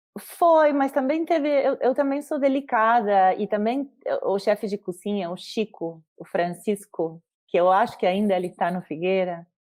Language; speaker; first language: Portuguese; non-native, fluent; Spanish